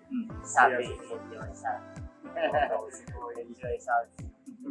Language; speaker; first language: Japanese; non-native, fluent; Indonesian